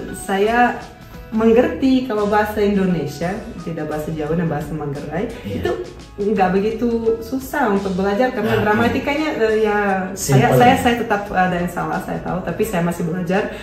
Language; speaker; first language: Indonesian; non-native, fluent; Russian